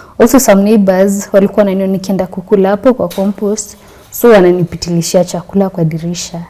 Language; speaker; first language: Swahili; non-native, local second language; Meru